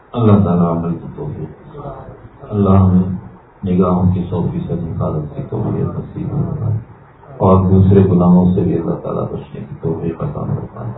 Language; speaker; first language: Urdu; native; Urdu